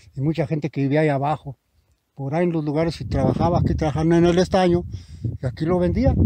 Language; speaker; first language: Spanish; native; Spanish